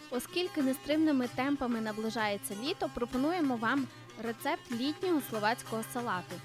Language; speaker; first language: Ukrainian; native; Ukrainian